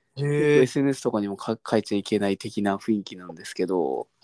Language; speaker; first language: Japanese; native; Japanese